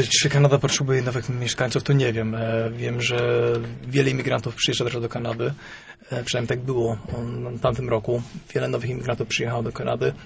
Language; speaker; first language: Polish; early bilingual, heritage; Polish